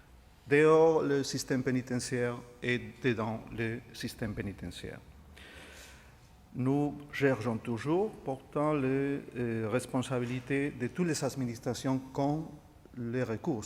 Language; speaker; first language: French; non-native, fluent; Spanish